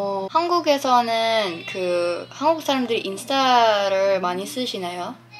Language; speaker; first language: Korean; non-native, fluent; Filipino